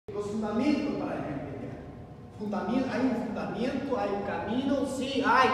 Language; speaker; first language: Spanish; non-native, learner; Portuguese